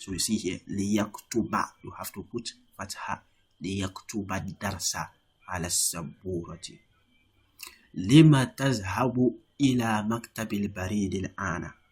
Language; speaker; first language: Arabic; non-native, fluent; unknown